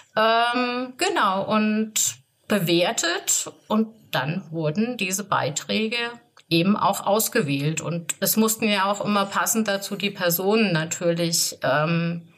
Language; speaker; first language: German; native; German